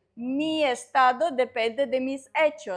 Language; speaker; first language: Spanish; non-native, learner; Russian